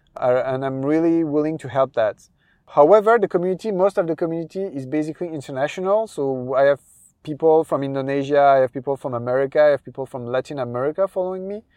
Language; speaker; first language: English; non-native, fluent; French